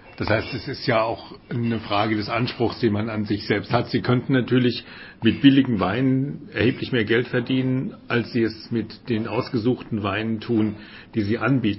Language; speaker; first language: German; native; German